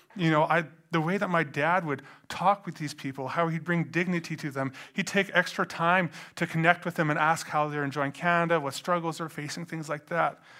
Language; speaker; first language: English; native; English